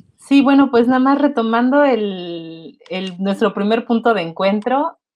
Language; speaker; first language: Spanish; native; Spanish